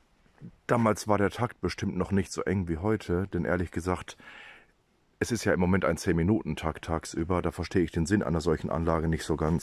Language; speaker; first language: German; native; German